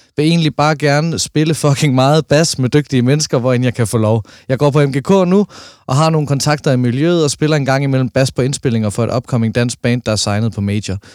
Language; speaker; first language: Danish; native; Danish